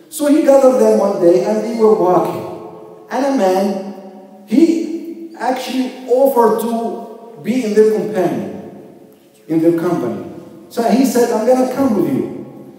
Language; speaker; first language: English; non-native, fluent; Arabic